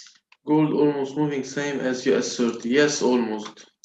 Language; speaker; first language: English; non-native, local second language; Arabic